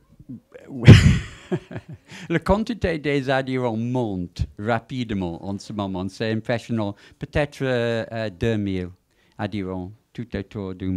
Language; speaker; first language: French; non-native, fluent; English